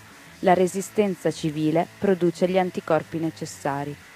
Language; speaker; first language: Italian; native; Italian